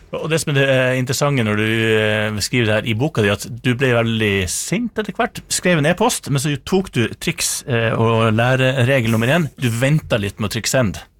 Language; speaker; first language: Norwegian; native; Norwegian